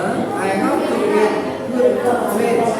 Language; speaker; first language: English; non-native, fluent; Indonesian